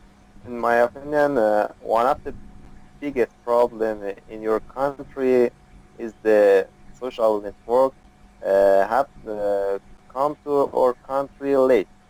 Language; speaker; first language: English; non-native, learner; Persian